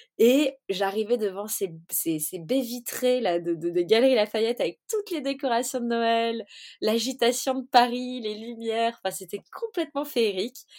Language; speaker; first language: French; early bilingual, other home language; Portuguese